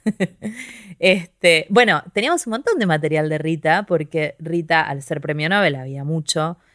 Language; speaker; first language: Spanish; native; Spanish